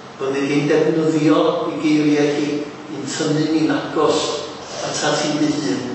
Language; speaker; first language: Welsh; native; Welsh